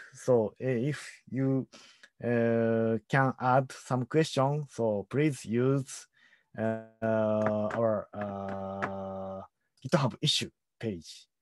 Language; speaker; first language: English; non-native, learner; Japanese